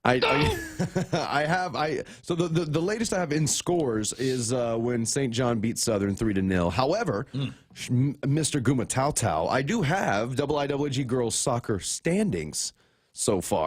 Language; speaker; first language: English; native; English